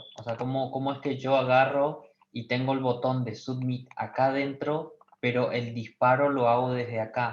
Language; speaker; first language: Spanish; native; Spanish